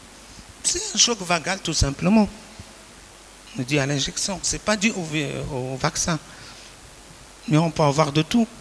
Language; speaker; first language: French; non-native, local second language; Arabic